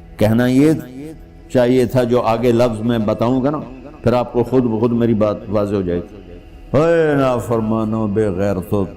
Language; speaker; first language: Urdu; non-native, local second language; Punjabi